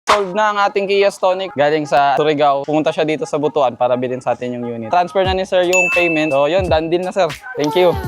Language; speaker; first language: Filipino; non-native, local second language; Cebuano